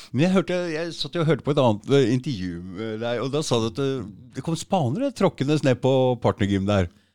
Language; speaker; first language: Norwegian; native; Norwegian